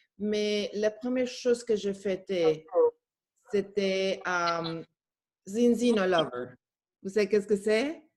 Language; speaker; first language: French; non-native, learner; Spanish